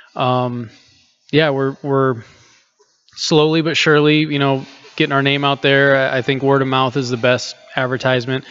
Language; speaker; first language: English; native; English